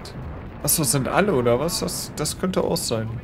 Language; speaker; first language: German; native; German